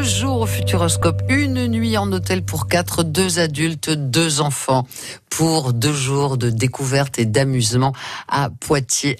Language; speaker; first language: French; native; French